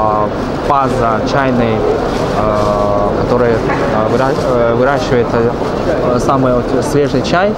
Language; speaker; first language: Russian; non-native, learner; Chinese